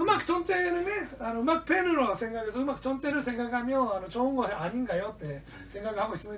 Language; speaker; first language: Korean; non-native, learner; Japanese